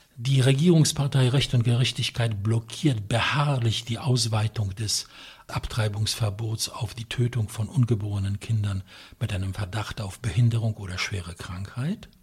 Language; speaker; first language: German; non-native, fluent; Polish